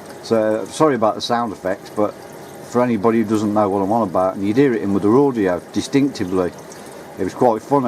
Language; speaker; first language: English; native; English